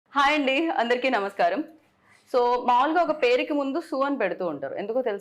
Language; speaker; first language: Telugu; native; Telugu